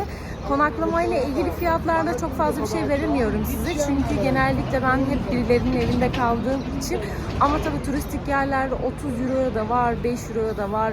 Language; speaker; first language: Turkish; native; Turkish